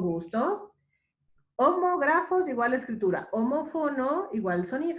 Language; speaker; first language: Spanish; native; Spanish